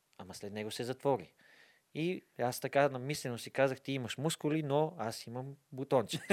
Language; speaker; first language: Bulgarian; native; Bulgarian